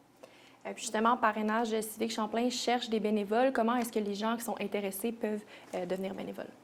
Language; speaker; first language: French; native; French